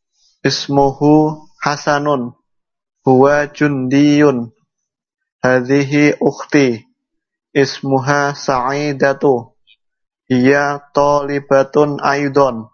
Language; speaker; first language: Arabic; non-native, learner; Indonesian